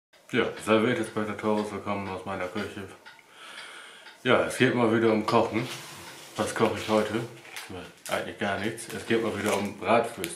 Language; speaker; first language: German; native; German